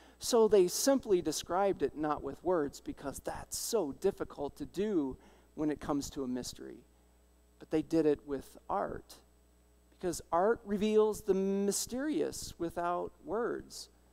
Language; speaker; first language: English; native; English